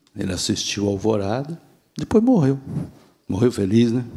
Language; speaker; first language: Portuguese; native; Portuguese